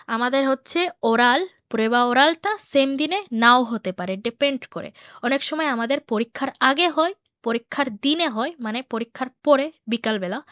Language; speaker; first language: Bangla; early bilingual, heritage; Bangla